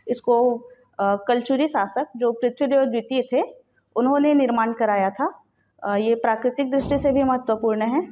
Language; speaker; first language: Hindi; native; Hindi